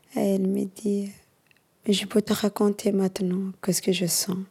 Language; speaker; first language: French; early bilingual, other home language; Somali